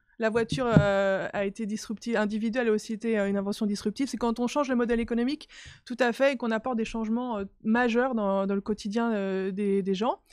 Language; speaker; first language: French; native; French